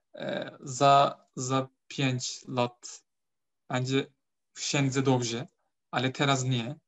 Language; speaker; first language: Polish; non-native, learner; Turkish